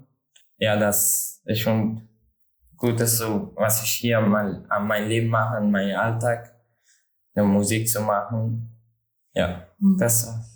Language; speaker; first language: German; non-native, learner; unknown